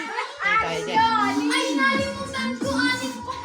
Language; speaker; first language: Filipino; non-native, local second language; Cebuano